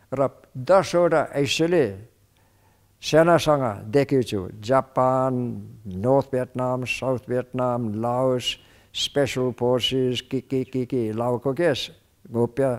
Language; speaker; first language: Nepali; non-native, fluent; English